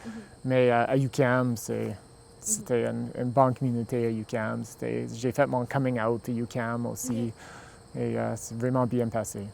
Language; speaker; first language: French; non-native, local second language; English